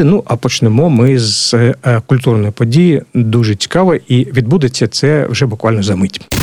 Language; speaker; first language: Ukrainian; native; Ukrainian